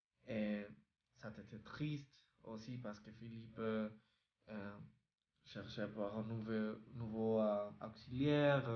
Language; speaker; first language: French; non-native, learner; Spanish